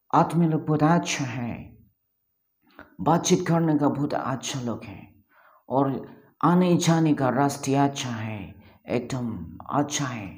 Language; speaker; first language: Hindi; non-native, local second language; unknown